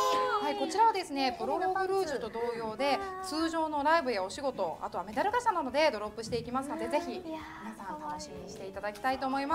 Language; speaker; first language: Japanese; native; Japanese